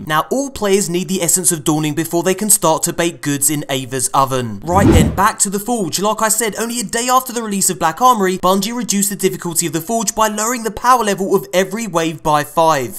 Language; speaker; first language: English; native; English